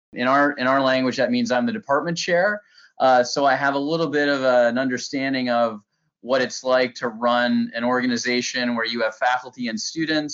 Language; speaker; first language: English; native; English